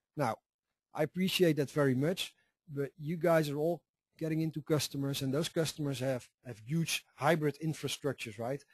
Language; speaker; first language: English; non-native, fluent; Dutch